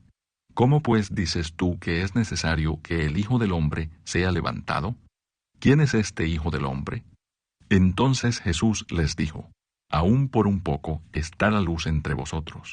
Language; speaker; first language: Spanish; native; Spanish